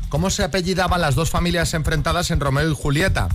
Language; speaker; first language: Spanish; native; Spanish